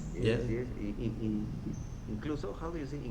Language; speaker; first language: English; non-native, learner; Spanish